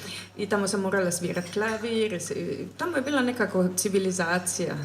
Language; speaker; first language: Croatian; early bilingual, heritage; German